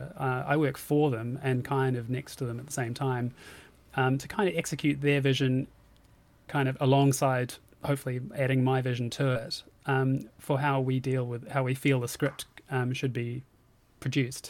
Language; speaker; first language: English; native; English